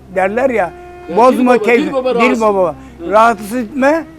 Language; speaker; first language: Turkish; native; Turkish